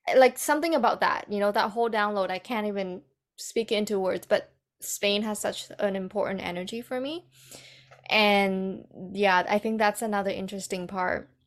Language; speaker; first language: English; native; English